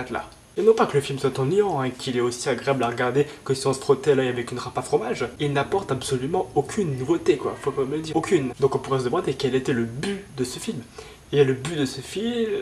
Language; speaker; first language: French; native; French